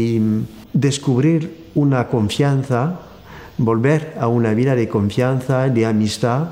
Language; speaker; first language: Spanish; non-native, fluent; French